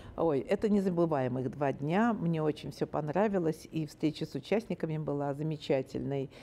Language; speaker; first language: Russian; non-native, local second language; Udmurt